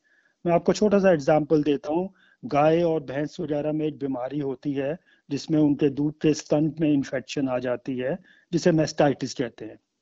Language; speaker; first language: Hindi; native; Hindi